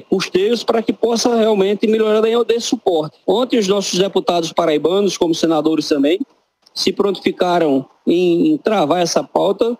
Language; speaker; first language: Portuguese; native; Portuguese